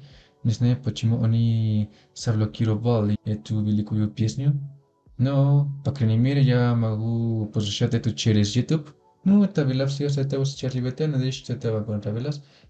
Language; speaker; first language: Russian; non-native, learner; Spanish